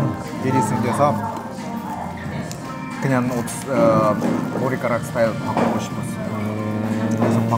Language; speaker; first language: Korean; non-native, fluent; Russian